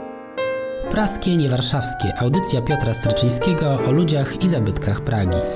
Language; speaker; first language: Polish; native; Polish